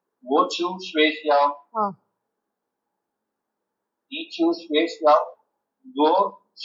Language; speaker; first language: Chinese; non-native, learner; Tamil